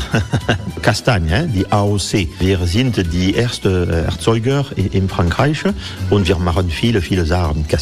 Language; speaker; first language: German; non-native, learner; French